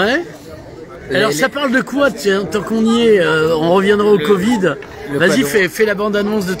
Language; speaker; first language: French; native; French